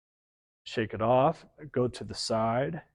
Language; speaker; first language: English; native; English